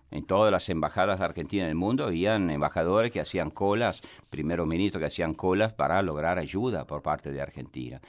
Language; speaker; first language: Spanish; non-native, fluent; Italian